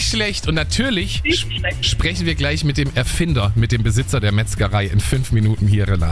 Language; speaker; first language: German; native; German